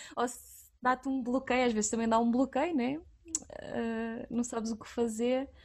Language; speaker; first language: Portuguese; native; Portuguese